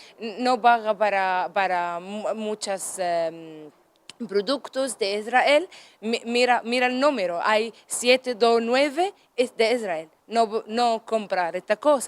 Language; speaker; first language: Spanish; non-native, learner; Arabic